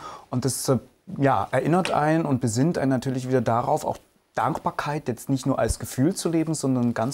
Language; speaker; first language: German; native; German